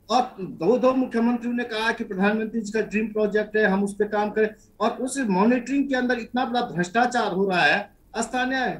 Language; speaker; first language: Hindi; native; Hindi